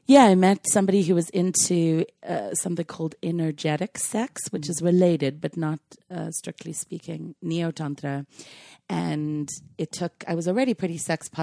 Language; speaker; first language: English; native; English